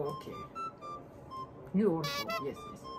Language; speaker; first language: English; non-native, learner; Japanese